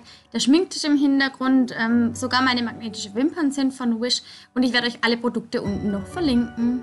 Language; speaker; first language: German; native; German